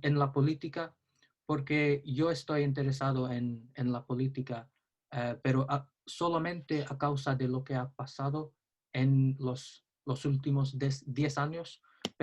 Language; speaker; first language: Spanish; non-native, learner; English